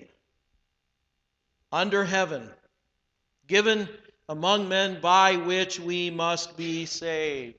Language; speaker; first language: English; native; English